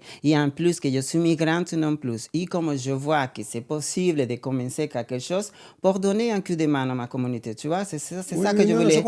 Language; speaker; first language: French; non-native, learner; Spanish